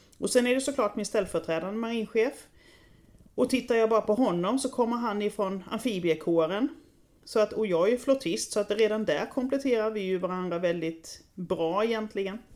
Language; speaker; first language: Swedish; native; Swedish